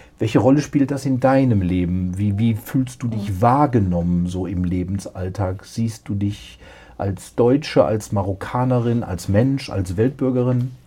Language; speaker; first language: German; native; German